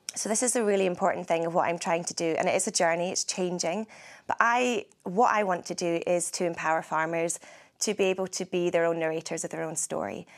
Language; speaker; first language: English; native; English